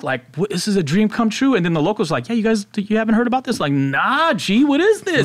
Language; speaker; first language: English; native; English